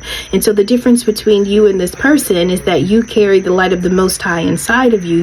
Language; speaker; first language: English; native; English